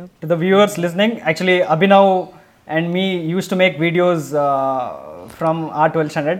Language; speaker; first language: English; non-native, local second language; Kannada